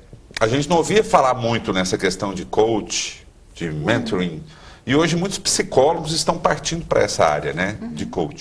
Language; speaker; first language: Portuguese; native; Portuguese